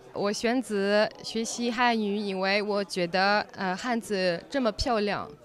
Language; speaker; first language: Chinese; non-native, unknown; French